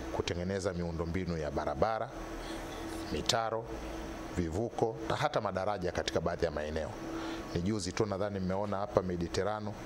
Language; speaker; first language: Swahili; native; Swahili